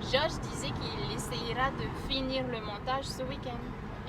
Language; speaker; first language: French; native; French